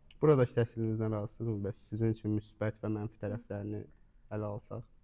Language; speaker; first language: Azerbaijani; native; Azerbaijani